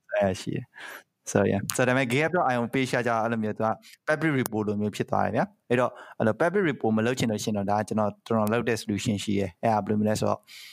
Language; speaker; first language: Burmese; native; Burmese